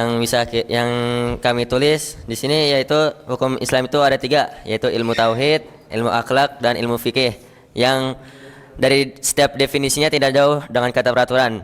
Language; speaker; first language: Indonesian; native; Indonesian